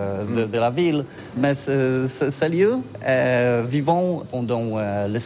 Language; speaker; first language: French; non-native, learner; Polish